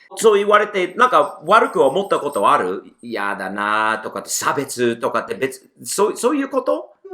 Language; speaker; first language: Japanese; non-native, fluent; English